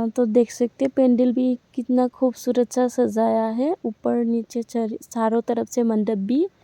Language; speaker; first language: Hindi; non-native, local second language; Assamese